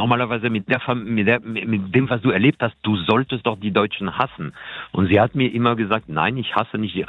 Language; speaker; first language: German; non-native, fluent; French